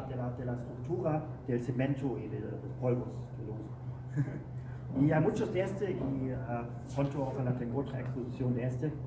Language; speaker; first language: Spanish; non-native, learner; German